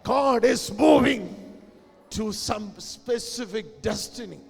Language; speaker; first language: English; non-native, local second language; Malayalam